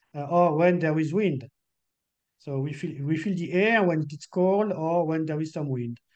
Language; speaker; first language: English; non-native, fluent; French